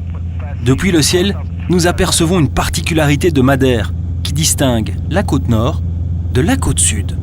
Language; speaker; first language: French; native; French